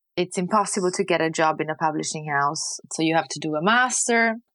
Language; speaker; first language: English; non-native, fluent; Italian